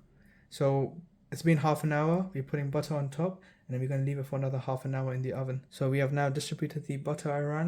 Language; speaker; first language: English; early bilingual, other home language; Tamil